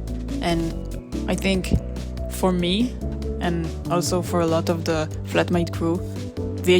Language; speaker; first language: English; non-native, fluent; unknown